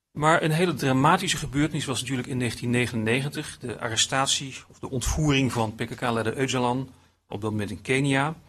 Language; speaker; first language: Dutch; native; Dutch